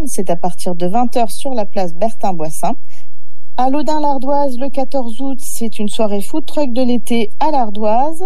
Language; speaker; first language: French; native; French